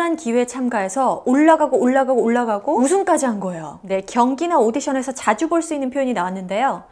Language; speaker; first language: Korean; native; Korean